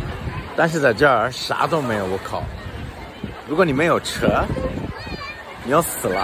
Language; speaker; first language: Chinese; non-native, fluent; English